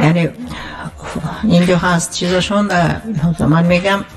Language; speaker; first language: Persian; native; Persian